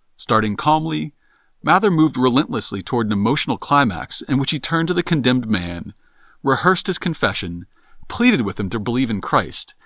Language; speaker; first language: English; native; English